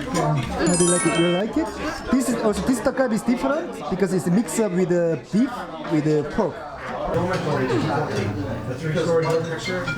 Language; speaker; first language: English; non-native, fluent; Korean